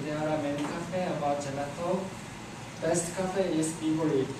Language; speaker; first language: English; non-native, learner; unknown